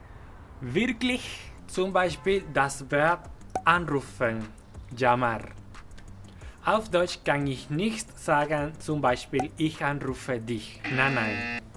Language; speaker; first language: German; non-native, fluent; Spanish